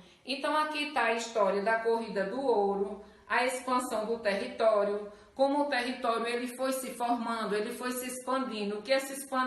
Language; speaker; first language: Portuguese; native; Portuguese